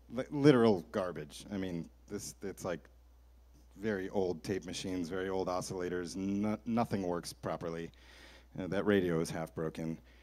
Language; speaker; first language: English; native; English